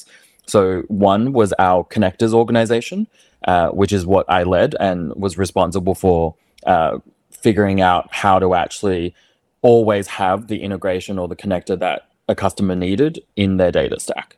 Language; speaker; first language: English; native; English